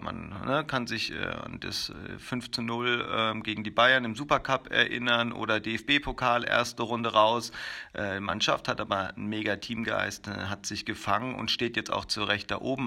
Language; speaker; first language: German; native; German